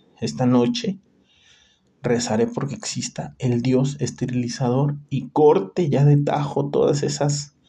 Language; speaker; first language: Spanish; native; Spanish